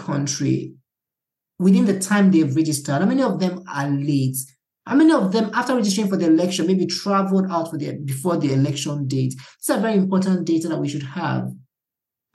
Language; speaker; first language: English; non-native, local second language; Igbo